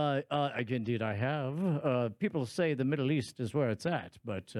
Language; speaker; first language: English; native; English